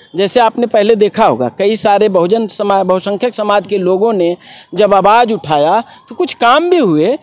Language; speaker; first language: Hindi; native; Hindi